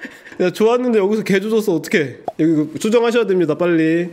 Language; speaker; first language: Korean; native; Korean